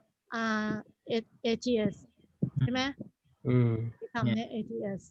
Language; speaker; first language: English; non-native, learner; Thai